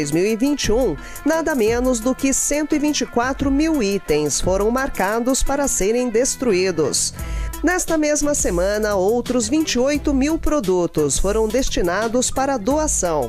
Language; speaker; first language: Portuguese; native; Portuguese